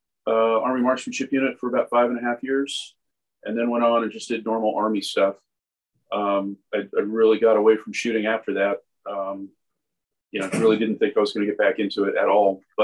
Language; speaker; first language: English; native; English